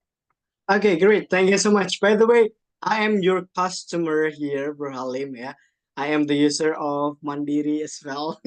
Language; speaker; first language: English; non-native, fluent; Indonesian